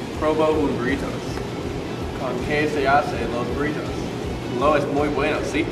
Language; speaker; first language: Spanish; non-native, learner; English